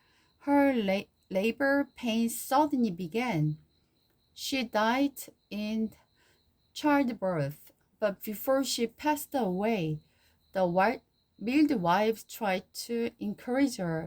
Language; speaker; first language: English; non-native, learner; Korean